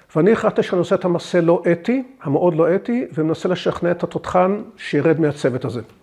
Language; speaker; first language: Hebrew; early bilingual, other home language; English